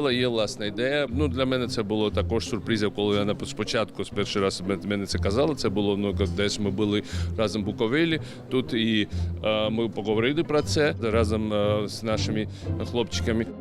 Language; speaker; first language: Ukrainian; non-native, learner; Georgian